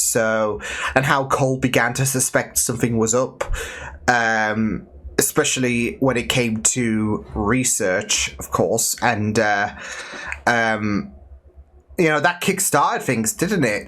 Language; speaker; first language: English; native; English